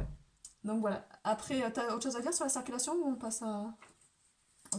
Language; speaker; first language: French; native; French